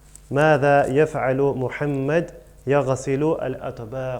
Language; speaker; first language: Arabic; non-native, fluent; English